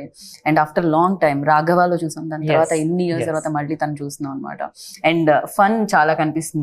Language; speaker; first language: Telugu; native; Telugu